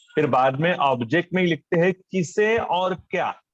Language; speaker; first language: Hindi; non-native, local second language; Marathi